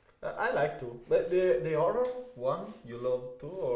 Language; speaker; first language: English; non-native, fluent; Italian